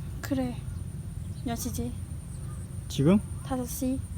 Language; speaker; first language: Korean; non-native, learner; Khmer